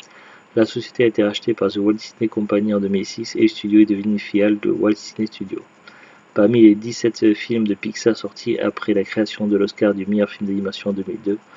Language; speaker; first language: French; native; French